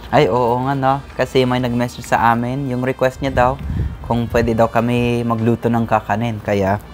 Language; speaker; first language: Filipino; non-native, fluent; English